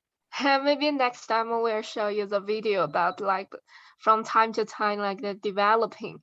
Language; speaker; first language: English; non-native, learner; Chinese